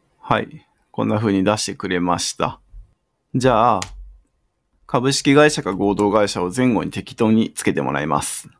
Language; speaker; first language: Japanese; native; Japanese